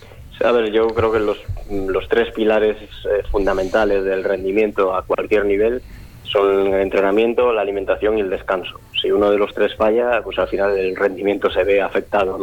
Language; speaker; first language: Spanish; native; Spanish